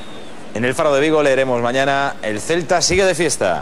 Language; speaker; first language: Spanish; native; Spanish